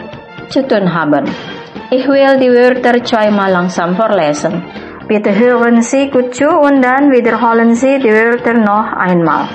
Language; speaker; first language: German; non-native, fluent; Indonesian